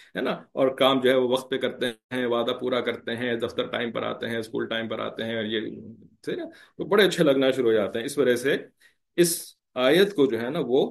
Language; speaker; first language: Hindi; native; Hindi